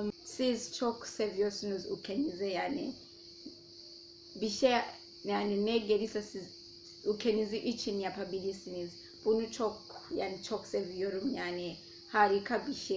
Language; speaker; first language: Turkish; non-native, fluent; Nyanja